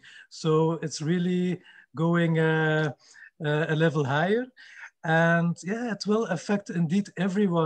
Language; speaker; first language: English; non-native, fluent; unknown